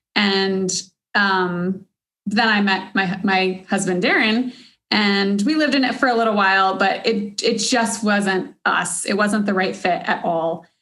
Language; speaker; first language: English; native; English